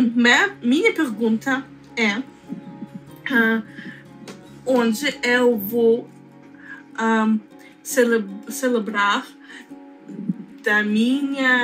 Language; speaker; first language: Portuguese; non-native, learner; Russian